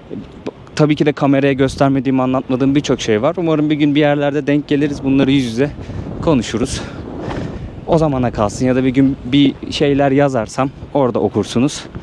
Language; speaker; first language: Turkish; native; Turkish